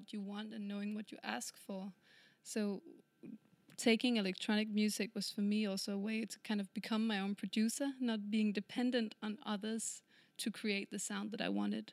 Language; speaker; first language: English; non-native, fluent; Danish